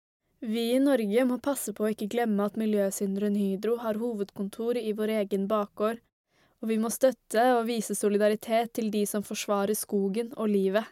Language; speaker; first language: Norwegian; native; Norwegian